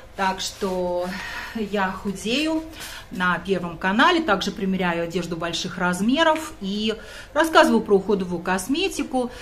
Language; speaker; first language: Russian; non-native, local second language; Latvian